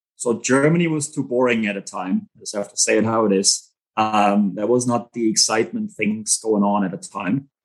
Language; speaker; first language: English; non-native, fluent; German